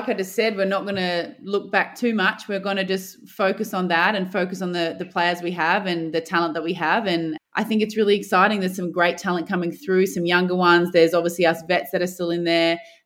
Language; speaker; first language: English; native; English